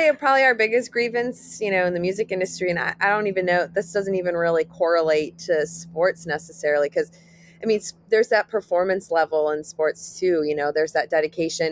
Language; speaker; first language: English; native; English